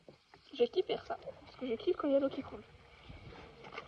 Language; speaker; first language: French; native; French